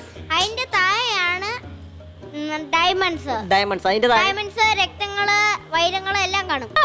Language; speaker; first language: Malayalam; native; Malayalam